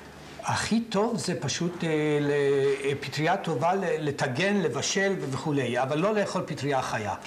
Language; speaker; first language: Hebrew; native; Hebrew